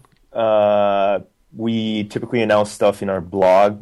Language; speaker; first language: English; non-native, fluent; Portuguese